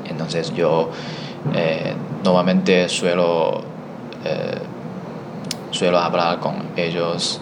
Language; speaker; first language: Spanish; non-native, learner; Chinese